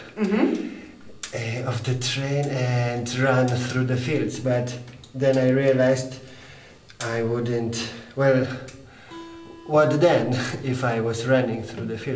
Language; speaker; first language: English; non-native, fluent; Polish